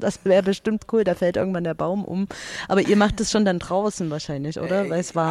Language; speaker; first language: German; native; German